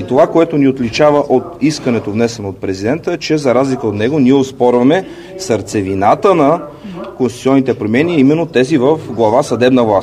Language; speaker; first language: Bulgarian; native; Bulgarian